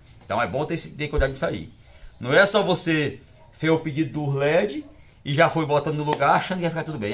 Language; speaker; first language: Portuguese; native; Portuguese